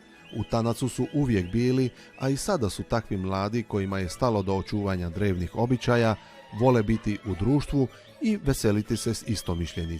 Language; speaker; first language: Bosnian; native; Bosnian